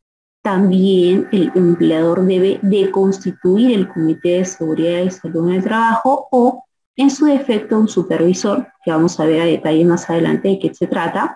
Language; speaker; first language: Spanish; native; Spanish